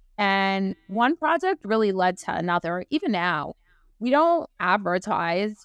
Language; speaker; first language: English; native; English